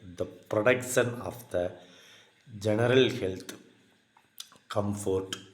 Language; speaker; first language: English; non-native, local second language; Tamil